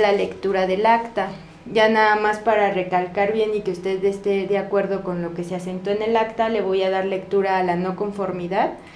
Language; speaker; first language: Spanish; native; Spanish